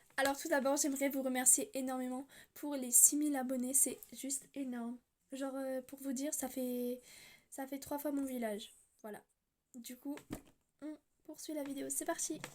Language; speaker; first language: French; native; French